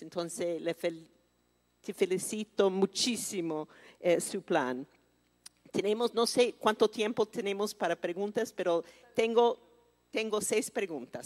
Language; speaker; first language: Spanish; non-native, fluent; English